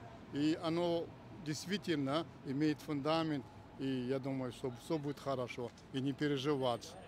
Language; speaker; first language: Russian; non-native, fluent; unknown